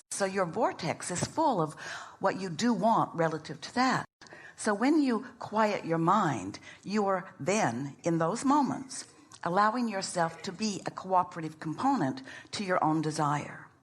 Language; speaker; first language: English; native; English